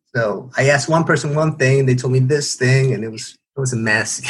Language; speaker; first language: English; non-native, fluent; Spanish